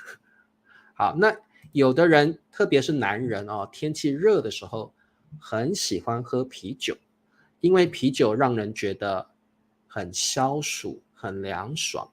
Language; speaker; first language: Chinese; native; Chinese